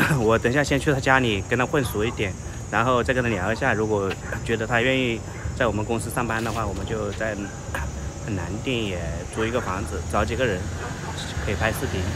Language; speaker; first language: Chinese; native; Chinese